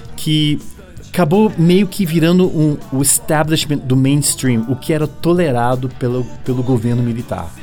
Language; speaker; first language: Portuguese; early bilingual, other home language; English